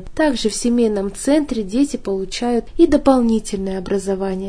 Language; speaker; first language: Russian; native; Russian